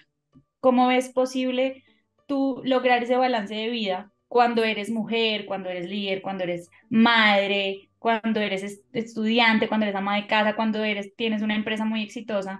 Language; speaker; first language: Spanish; native; Spanish